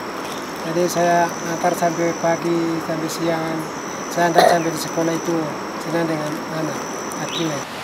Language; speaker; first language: Indonesian; non-native, local second language; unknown